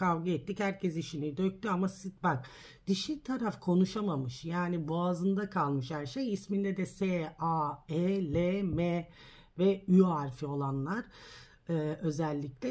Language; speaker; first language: Turkish; early bilingual, heritage; Turkish